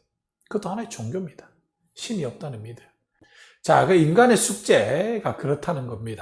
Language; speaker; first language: Korean; native; Korean